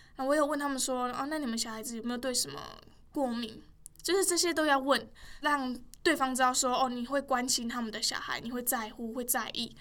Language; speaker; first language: Chinese; native; Chinese